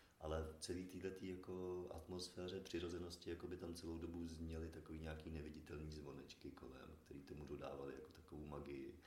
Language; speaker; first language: Czech; native; Czech